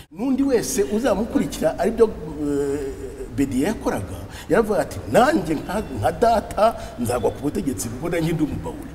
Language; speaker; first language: Kinyarwanda; native; Kinyarwanda